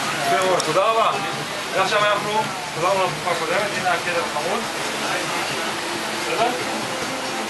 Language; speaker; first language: Hebrew; native; Hebrew